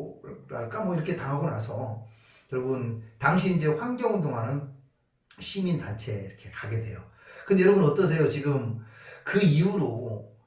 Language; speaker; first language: Korean; native; Korean